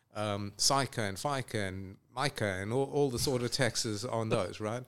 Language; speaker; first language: English; native; English